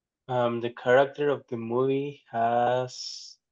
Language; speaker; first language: English; non-native, learner; Spanish